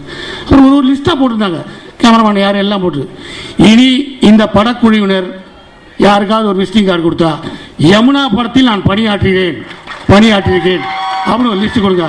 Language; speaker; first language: Tamil; native; Tamil